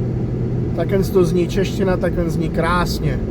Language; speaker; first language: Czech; non-native, fluent; English